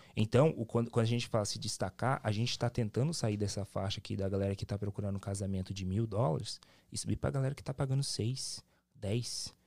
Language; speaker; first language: Portuguese; native; Portuguese